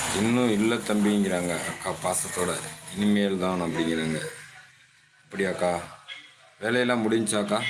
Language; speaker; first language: Tamil; native; Tamil